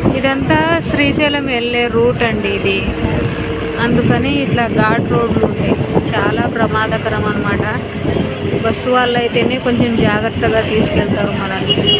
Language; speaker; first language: Telugu; non-native, local second language; Lambadi